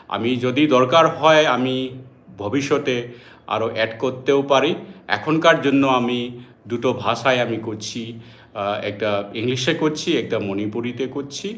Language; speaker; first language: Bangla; non-native, local second language; Assamese